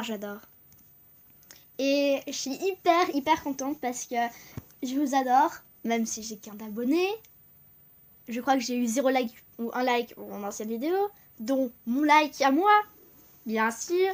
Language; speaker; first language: French; native; French